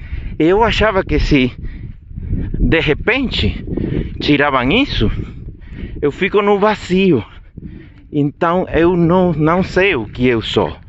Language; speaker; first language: Portuguese; non-native, fluent; Spanish